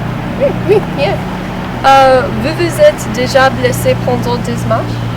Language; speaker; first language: French; non-native, learner; English